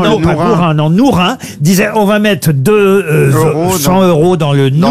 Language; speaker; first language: French; native; French